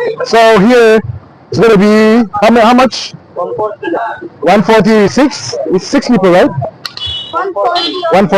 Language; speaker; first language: English; non-native, fluent; French